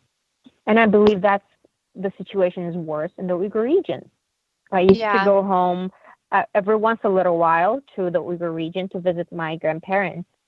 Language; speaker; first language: English; non-native, fluent; Uyghur